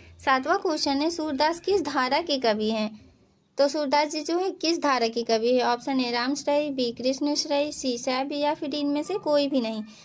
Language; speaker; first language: Hindi; native; Hindi